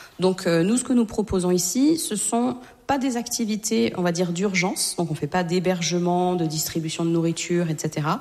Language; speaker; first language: French; native; French